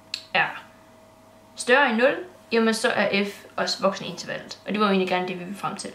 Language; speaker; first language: Danish; native; Danish